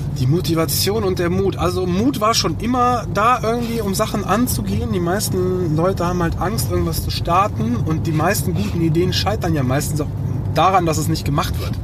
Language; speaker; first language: German; early bilingual, other home language; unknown